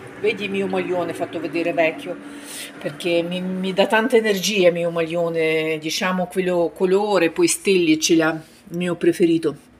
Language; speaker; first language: Italian; non-native, fluent; Ukrainian